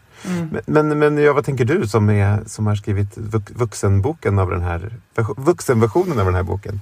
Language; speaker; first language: Swedish; native; Swedish